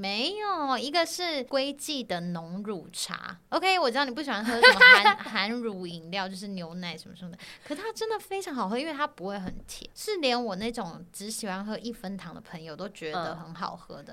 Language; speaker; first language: Chinese; native; Chinese